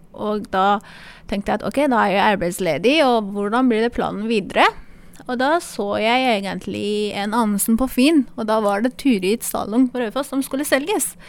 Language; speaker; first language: Norwegian; non-native, fluent; Persian